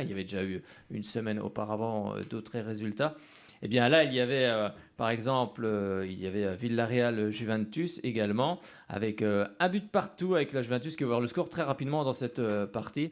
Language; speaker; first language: French; native; French